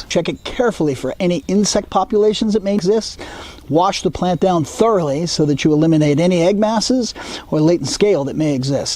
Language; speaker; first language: English; native; English